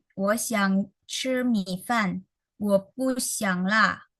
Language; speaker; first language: Chinese; non-native, fluent; Indonesian